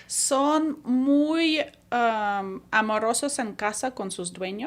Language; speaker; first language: Spanish; non-native, fluent; Ukrainian